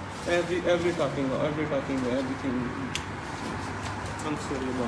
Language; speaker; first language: English; non-native, learner; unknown